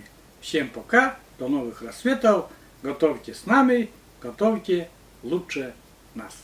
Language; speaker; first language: Russian; native; Russian